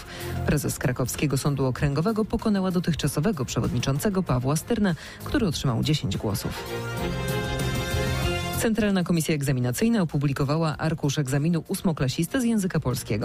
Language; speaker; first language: Polish; native; Polish